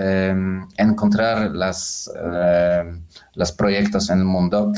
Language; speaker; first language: Spanish; non-native, learner; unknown